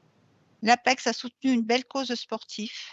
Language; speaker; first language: French; native; French